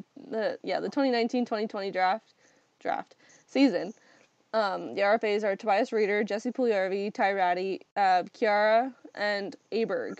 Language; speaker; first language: English; native; English